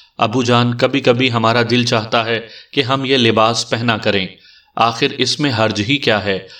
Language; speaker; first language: Urdu; native; Urdu